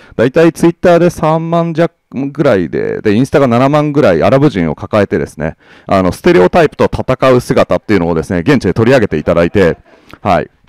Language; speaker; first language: Japanese; native; Japanese